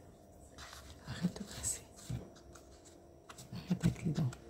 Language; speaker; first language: French; native; French